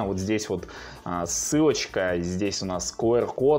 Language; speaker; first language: Russian; native; Russian